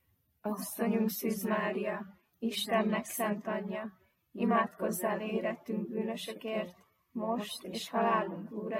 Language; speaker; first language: Hungarian; native; Hungarian